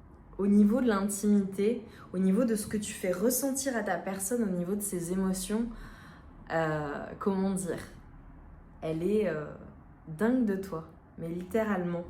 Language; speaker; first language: French; native; French